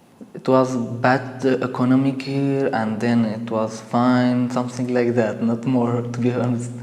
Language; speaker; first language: English; non-native, learner; Arabic